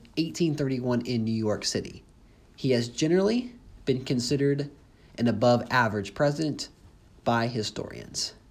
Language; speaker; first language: English; native; English